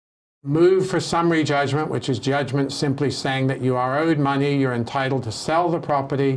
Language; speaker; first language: English; native; English